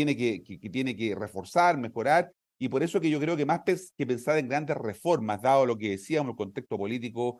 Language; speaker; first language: Spanish; native; Spanish